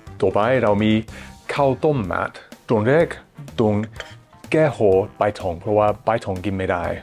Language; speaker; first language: Thai; non-native, fluent; English